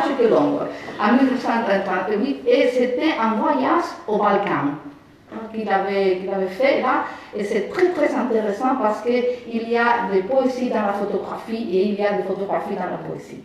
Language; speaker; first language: French; non-native, fluent; Spanish